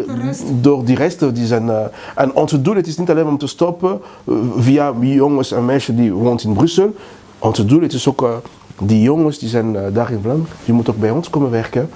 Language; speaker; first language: Dutch; non-native, learner; Lingala